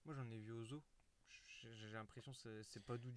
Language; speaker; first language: French; native; French